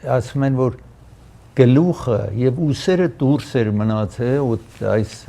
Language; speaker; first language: Armenian; early bilingual, heritage; Armenian